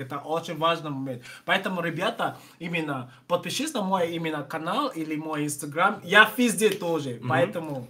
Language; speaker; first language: Russian; non-native, learner; English